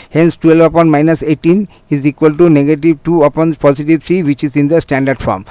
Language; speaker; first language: English; non-native, local second language; Bangla